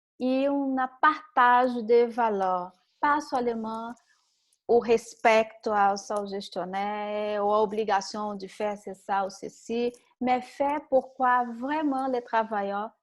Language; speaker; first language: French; non-native, learner; Portuguese